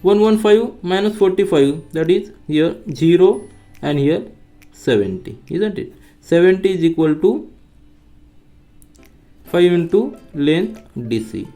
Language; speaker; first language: English; non-native, local second language; Marathi